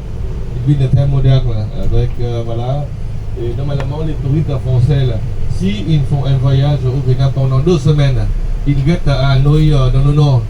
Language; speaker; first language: French; non-native, fluent; Vietnamese